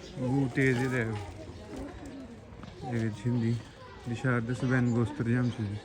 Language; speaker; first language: Turkish; non-native, learner; Urdu